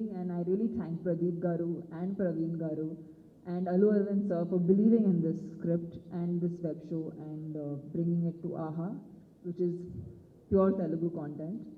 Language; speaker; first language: Telugu; non-native, fluent; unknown